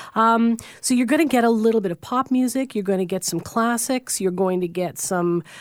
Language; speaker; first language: English; native; English